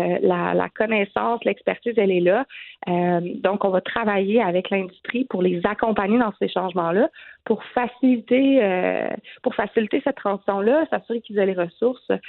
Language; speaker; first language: French; native; French